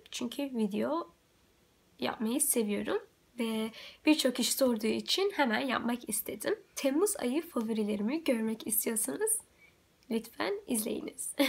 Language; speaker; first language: Turkish; early bilingual, heritage; Turkish